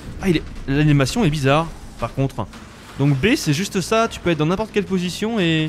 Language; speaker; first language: French; native; French